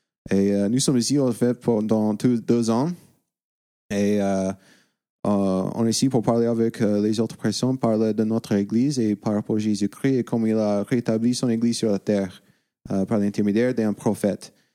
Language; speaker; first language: French; non-native, fluent; English